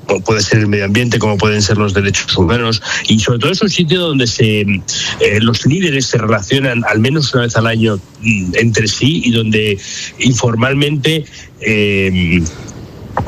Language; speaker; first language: Spanish; native; Spanish